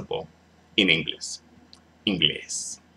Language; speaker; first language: Spanish; non-native, learner; English